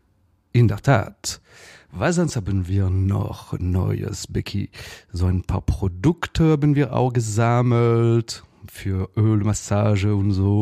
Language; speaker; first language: German; non-native, fluent; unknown